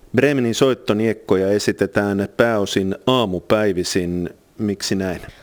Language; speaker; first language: Finnish; native; Finnish